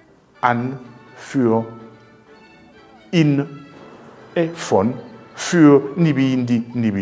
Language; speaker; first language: German; non-native, fluent; Rundi